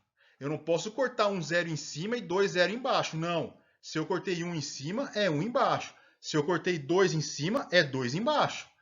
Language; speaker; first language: Portuguese; native; Portuguese